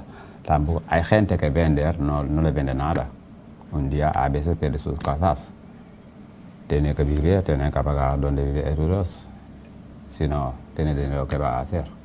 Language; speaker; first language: Spanish; non-native, learner; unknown